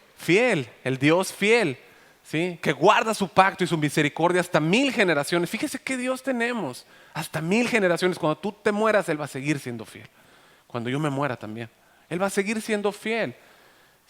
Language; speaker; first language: Spanish; native; Spanish